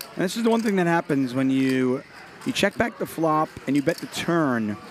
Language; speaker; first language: English; native; English